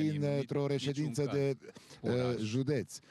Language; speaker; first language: Romanian; native; Romanian